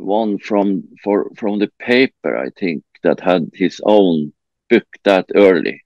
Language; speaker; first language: English; non-native, learner; Norwegian